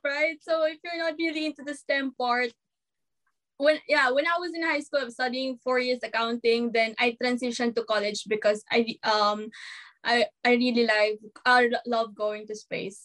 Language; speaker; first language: English; non-native, local second language; Filipino